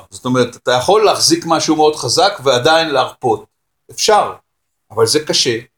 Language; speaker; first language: Hebrew; native; Hebrew